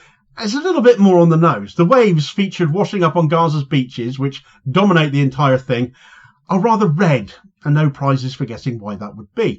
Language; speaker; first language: English; native; English